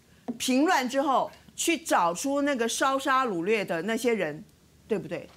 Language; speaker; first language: Chinese; native; Chinese